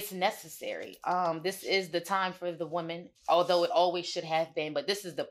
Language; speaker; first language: English; native; English